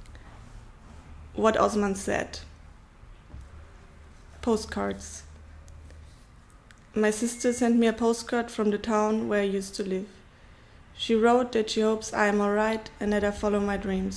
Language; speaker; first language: English; non-native, fluent; German